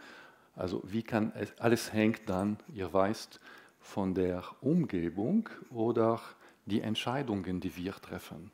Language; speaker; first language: German; non-native, fluent; Arabic